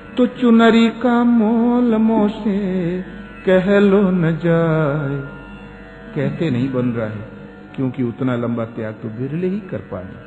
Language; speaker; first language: Hindi; native; Hindi